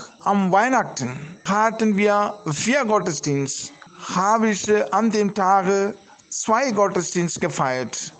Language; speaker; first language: German; non-native, learner; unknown